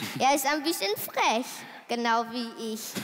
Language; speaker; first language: German; non-native, learner; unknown